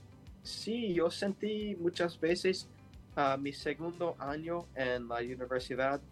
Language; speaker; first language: Spanish; non-native, learner; English